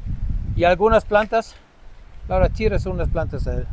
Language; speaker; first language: Spanish; non-native, learner; English